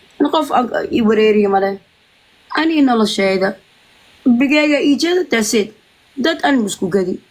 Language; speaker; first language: Somali; early bilingual, heritage; Somali